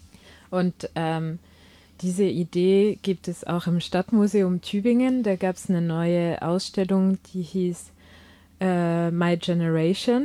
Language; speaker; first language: German; early bilingual, other home language; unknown